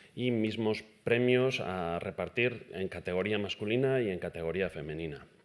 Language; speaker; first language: Spanish; non-native, local second language; Basque